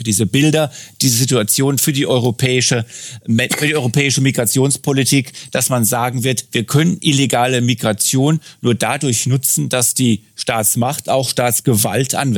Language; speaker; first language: German; native; German